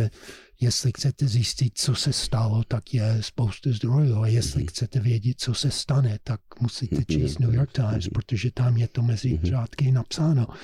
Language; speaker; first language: Czech; non-native, fluent; English